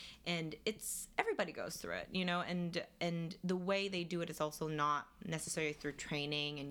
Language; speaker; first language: English; non-native, fluent; Korean